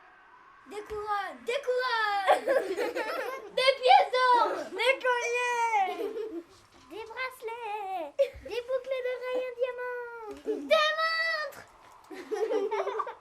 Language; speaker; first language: French; native; French